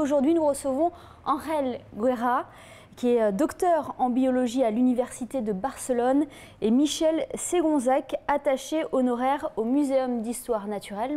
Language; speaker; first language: French; native; French